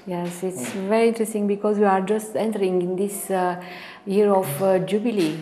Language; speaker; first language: English; non-native, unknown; Romanian